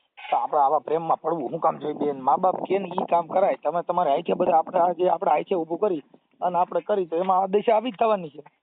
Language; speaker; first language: Gujarati; native; Gujarati